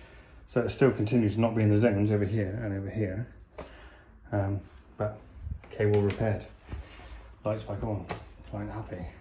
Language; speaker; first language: English; native; English